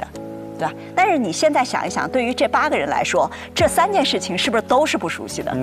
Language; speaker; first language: Chinese; native; Chinese